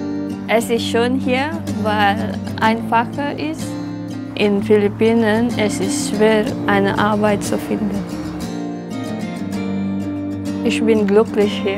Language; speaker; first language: German; non-native, learner; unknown